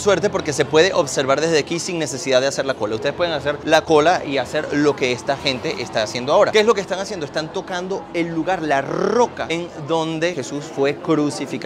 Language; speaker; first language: Spanish; native; Spanish